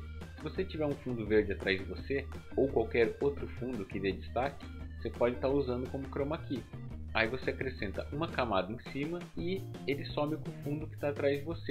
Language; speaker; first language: Portuguese; native; Portuguese